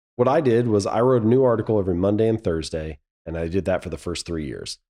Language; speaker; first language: English; native; English